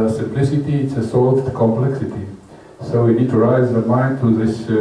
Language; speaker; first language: English; non-native, learner; Romanian